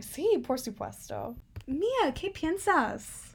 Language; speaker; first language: Spanish; non-native, learner; English